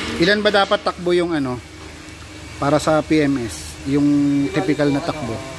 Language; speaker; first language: Filipino; non-native, local second language; Bikol